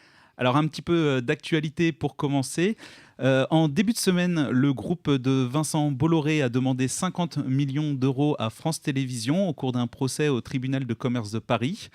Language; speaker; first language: French; native; French